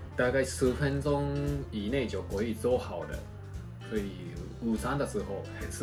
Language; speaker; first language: Chinese; non-native, fluent; Japanese